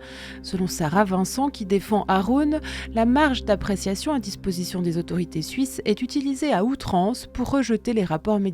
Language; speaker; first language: French; native; French